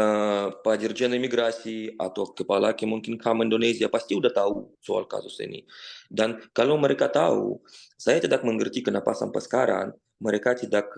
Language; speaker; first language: Indonesian; non-native, fluent; Russian